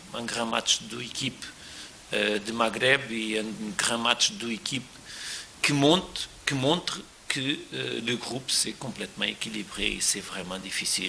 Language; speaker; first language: French; non-native, fluent; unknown